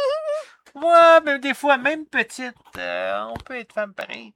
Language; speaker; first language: French; native; French